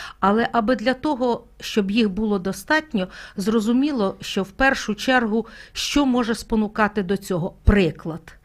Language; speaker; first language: Ukrainian; native; Ukrainian